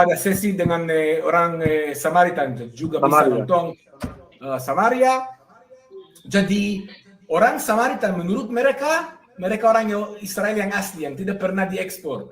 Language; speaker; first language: Indonesian; non-native, fluent; Hebrew